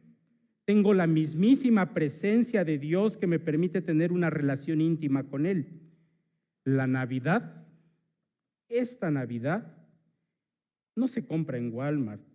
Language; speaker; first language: Spanish; native; Spanish